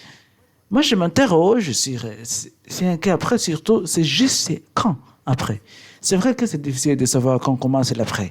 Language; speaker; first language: French; non-native, learner; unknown